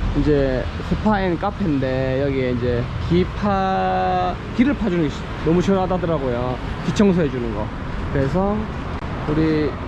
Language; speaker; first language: Korean; native; Korean